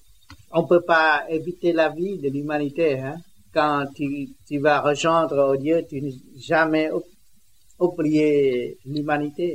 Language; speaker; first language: French; non-native, learner; Vietnamese